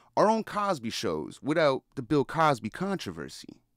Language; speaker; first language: English; native; English